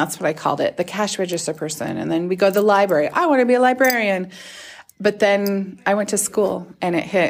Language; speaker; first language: English; native; English